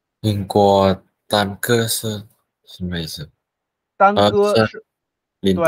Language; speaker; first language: Chinese; non-native, learner; Vietnamese